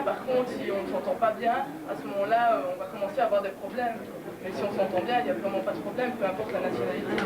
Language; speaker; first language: French; native; French